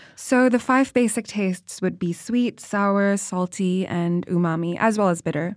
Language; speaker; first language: English; non-native, fluent; Indonesian